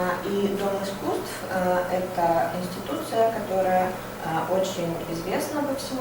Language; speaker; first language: Russian; non-native, fluent; German